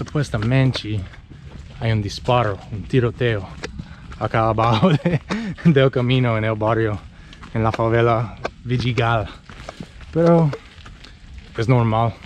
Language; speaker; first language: Spanish; non-native, fluent; English